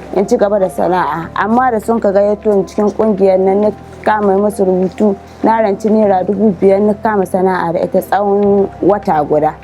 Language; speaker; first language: Hausa; native; Hausa